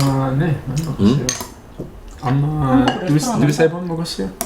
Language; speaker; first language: Korean; non-native, learner; English